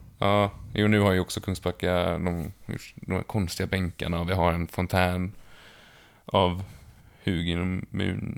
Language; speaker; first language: Swedish; native; Swedish